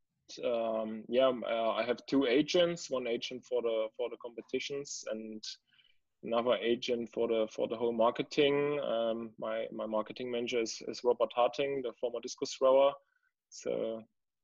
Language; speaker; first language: English; non-native, fluent; German